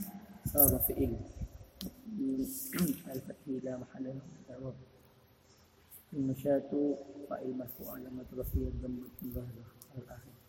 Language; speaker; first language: Arabic; non-native, learner; Indonesian